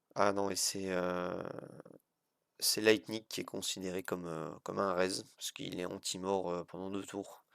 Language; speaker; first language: French; native; French